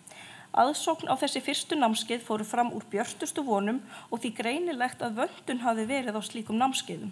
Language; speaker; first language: Icelandic; native; Icelandic